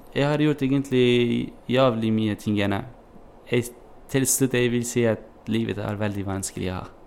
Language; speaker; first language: Norwegian; non-native, learner; Kurdish